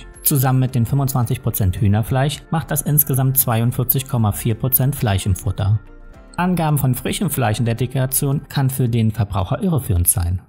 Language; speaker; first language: German; native; German